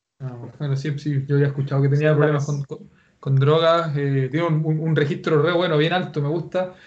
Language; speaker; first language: Spanish; native; Spanish